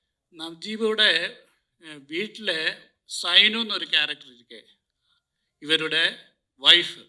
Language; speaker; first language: Tamil; non-native, learner; Malayalam